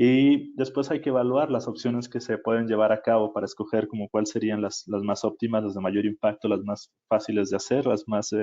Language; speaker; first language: Spanish; native; Spanish